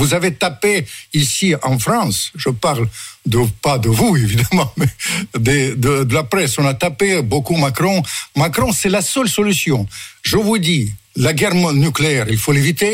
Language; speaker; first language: French; non-native, fluent; Russian